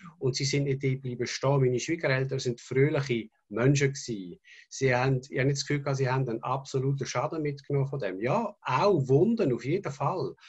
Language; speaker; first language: German; native; German